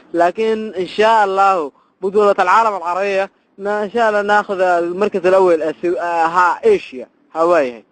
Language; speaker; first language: Arabic; non-native, learner; Somali